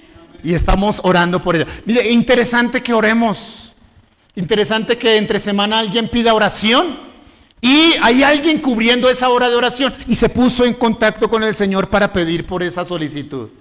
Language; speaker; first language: Spanish; native; Spanish